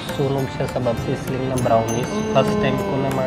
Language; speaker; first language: Filipino; non-native, learner; Punjabi